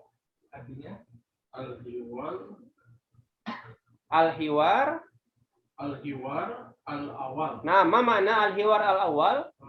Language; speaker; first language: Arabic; non-native, fluent; Indonesian